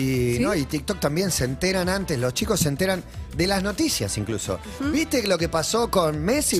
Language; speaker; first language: Spanish; native; Spanish